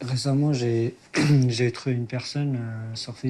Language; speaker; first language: French; non-native, fluent; Persian